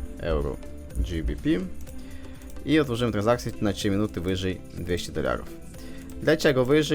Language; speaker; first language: Polish; non-native, fluent; Ukrainian